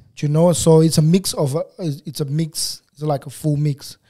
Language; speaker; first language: English; non-native, fluent; Portuguese